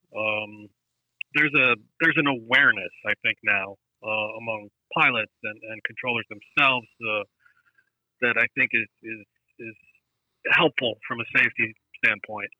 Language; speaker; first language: English; native; English